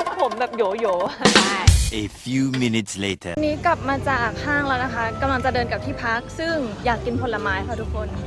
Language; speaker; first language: Thai; native; Thai